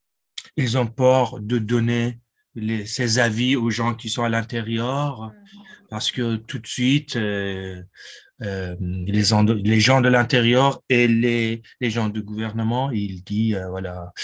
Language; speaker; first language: French; non-native, fluent; Persian